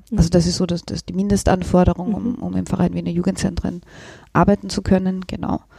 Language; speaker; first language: German; native; German